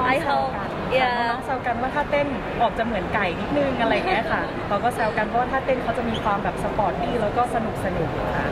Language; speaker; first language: Thai; native; Thai